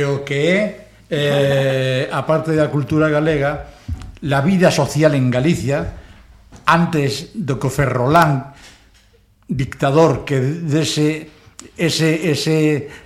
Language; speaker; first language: Galician; non-native, local second language; Spanish